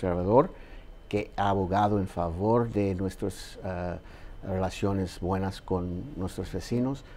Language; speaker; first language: Spanish; non-native, fluent; English